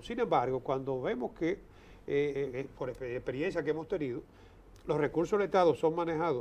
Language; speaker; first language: Spanish; native; Spanish